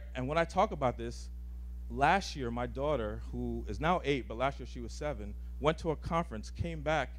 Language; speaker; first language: English; native; English